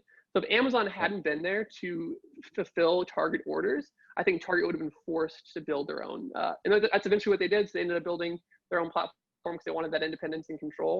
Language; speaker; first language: English; native; English